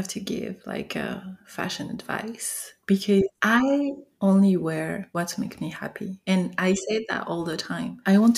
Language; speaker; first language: English; non-native, fluent; French